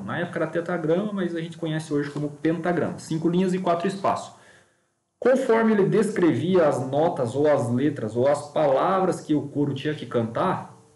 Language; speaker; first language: Portuguese; native; Portuguese